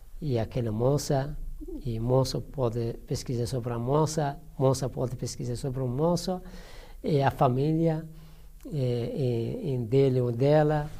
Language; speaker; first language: Portuguese; non-native, learner; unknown